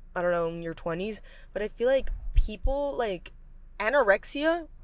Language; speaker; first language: English; early bilingual, other home language; Spanish